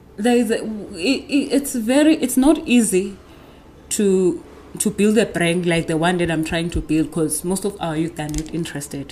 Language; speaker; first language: English; non-native, local second language; Zulu